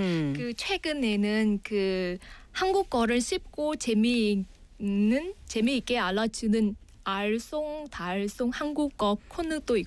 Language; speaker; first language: Korean; non-native, fluent; Vietnamese